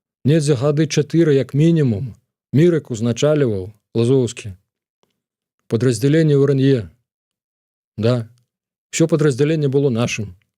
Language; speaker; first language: Belarusian; native; Belarusian